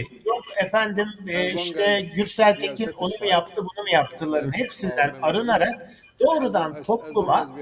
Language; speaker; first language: Turkish; native; Turkish